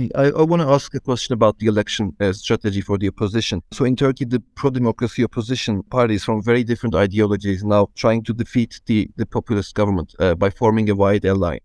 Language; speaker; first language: English; non-native, fluent; Turkish